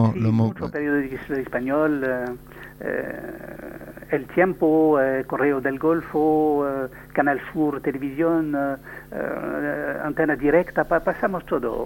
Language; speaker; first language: Spanish; non-native, learner; French